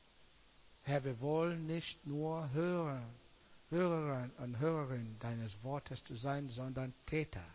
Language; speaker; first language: German; non-native, learner; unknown